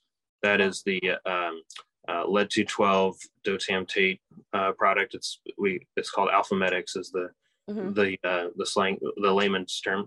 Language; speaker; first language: English; native; English